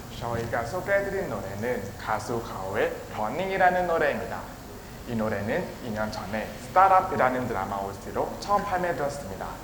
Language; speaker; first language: Korean; non-native, learner; Thai